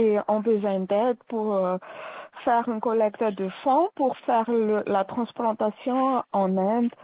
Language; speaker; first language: French; non-native, local second language; Malagasy